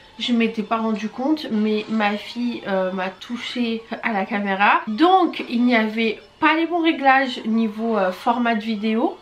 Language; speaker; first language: French; early bilingual, other home language; Portuguese